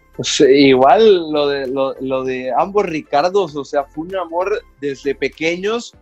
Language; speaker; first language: Spanish; native; Spanish